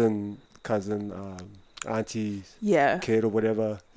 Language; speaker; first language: English; native; English